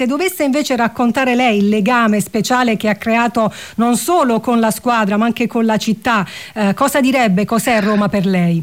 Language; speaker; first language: Italian; native; Italian